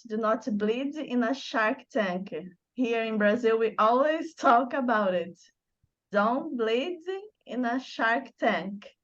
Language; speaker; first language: English; non-native, learner; Portuguese